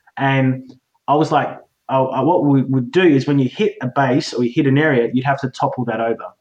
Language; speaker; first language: English; native; English